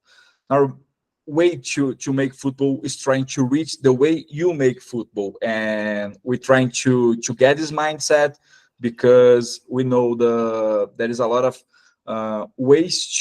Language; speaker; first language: English; non-native, fluent; Portuguese